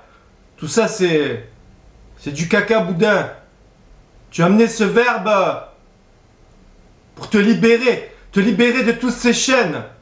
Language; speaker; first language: French; native; French